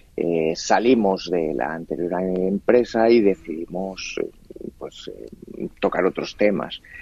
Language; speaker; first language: Spanish; native; Spanish